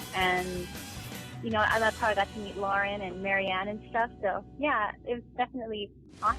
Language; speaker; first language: English; native; English